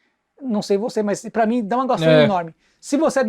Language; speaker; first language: Portuguese; native; Portuguese